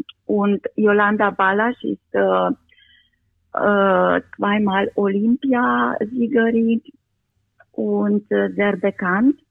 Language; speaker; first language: German; non-native, fluent; Romanian